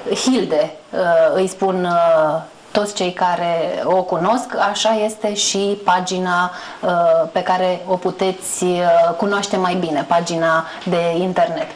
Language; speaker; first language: Romanian; native; Romanian